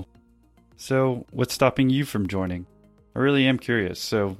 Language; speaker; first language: English; native; English